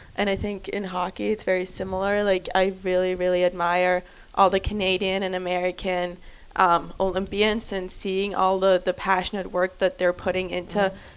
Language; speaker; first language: English; non-native, fluent; German